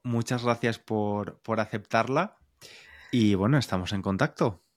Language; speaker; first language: Spanish; native; Spanish